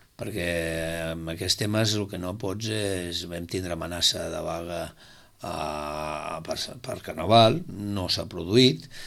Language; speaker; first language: Catalan; native; Catalan